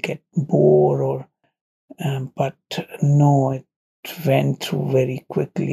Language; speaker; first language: English; non-native, local second language; Punjabi